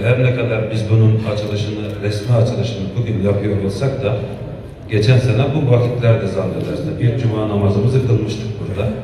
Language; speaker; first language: Turkish; native; Turkish